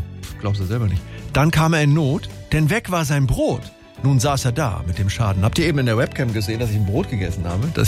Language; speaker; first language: German; native; German